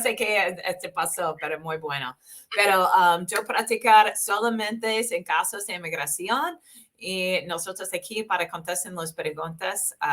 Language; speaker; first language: Spanish; non-native, learner; English